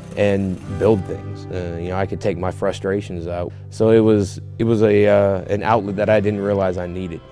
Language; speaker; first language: English; native; English